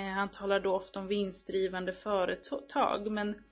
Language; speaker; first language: Swedish; native; Swedish